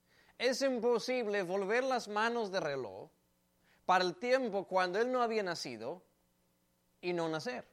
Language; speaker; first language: Spanish; native; Spanish